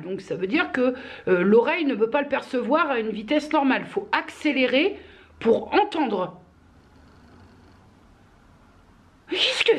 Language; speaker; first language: French; native; French